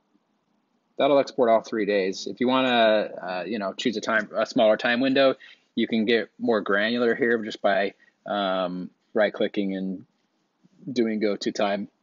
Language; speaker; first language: English; native; English